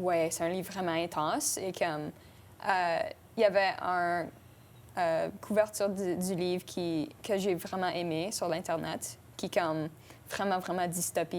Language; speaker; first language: French; non-native, local second language; English